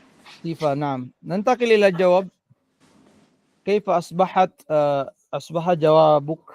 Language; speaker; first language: Arabic; non-native, fluent; Filipino